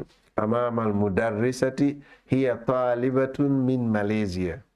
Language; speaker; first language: Arabic; non-native, fluent; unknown